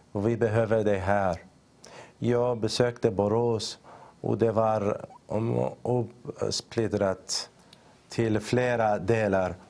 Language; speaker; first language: Swedish; non-native, fluent; Arabic